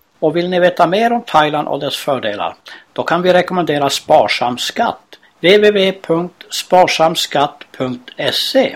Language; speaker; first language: Swedish; native; Swedish